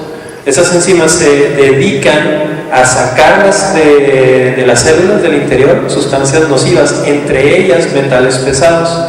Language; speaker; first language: Spanish; native; Spanish